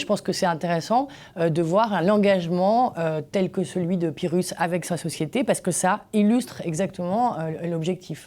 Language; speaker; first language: French; native; French